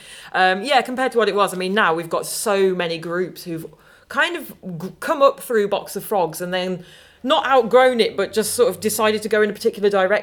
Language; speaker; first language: English; native; English